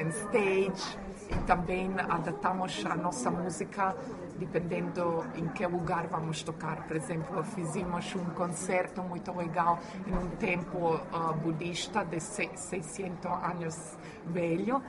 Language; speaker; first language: Portuguese; non-native, fluent; Croatian